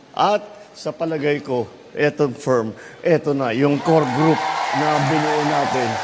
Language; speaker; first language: Filipino; native; Filipino